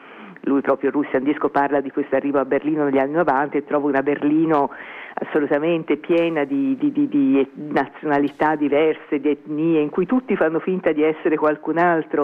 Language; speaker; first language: Italian; native; Italian